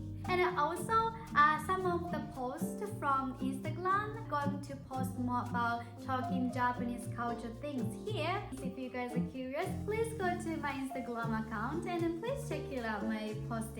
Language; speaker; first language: English; non-native, fluent; Japanese